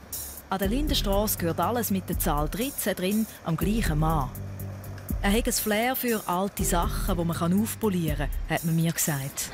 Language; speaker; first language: German; native; German